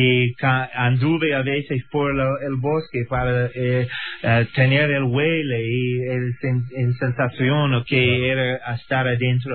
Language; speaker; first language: Spanish; non-native, learner; English